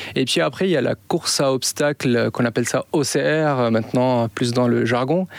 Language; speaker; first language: French; non-native, local second language; Arabic